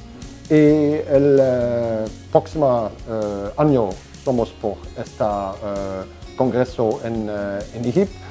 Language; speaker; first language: Spanish; non-native, learner; German